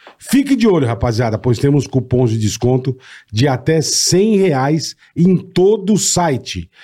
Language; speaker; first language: Portuguese; native; Portuguese